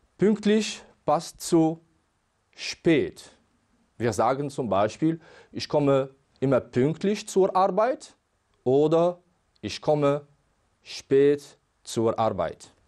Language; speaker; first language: German; non-native, fluent; Arabic